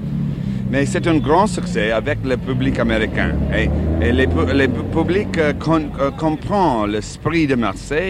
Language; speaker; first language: French; non-native, learner; English